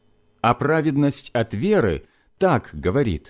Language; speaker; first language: Russian; native; Russian